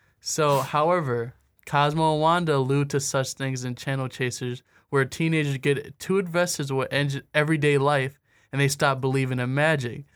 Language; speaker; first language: English; native; English